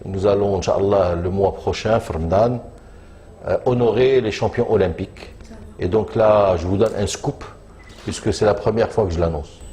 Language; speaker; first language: French; non-native, local second language; Arabic